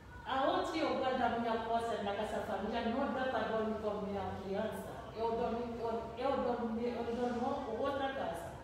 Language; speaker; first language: Portuguese; non-native, learner; Spanish